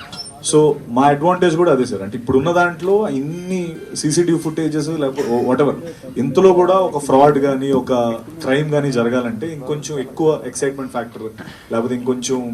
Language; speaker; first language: Telugu; native; Telugu